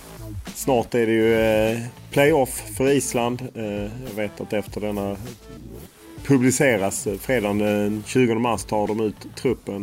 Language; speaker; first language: Swedish; native; Swedish